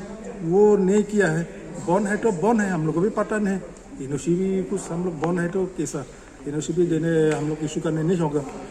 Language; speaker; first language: Hindi; non-native, local second language; Khasi